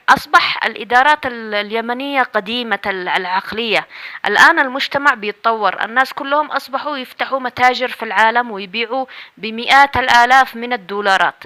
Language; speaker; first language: Arabic; native; Arabic